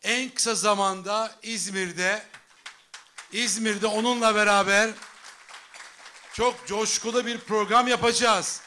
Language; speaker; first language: Turkish; native; Turkish